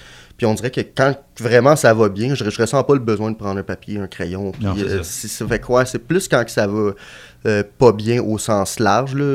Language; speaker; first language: French; native; French